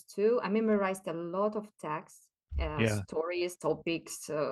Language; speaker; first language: English; non-native, fluent; Russian